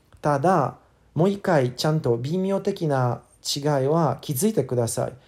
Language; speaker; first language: Japanese; non-native, learner; English